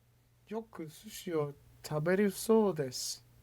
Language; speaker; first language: Japanese; non-native, learner; English